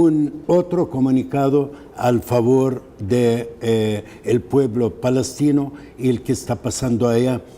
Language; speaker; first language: Spanish; non-native, fluent; Arabic